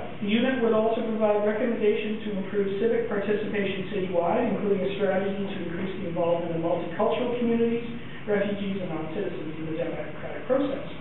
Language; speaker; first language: English; native; English